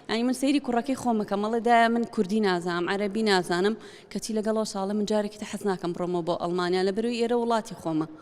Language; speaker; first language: Central Kurdish; native; Central Kurdish